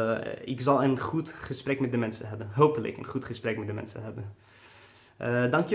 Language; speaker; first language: Dutch; non-native, learner; Arabic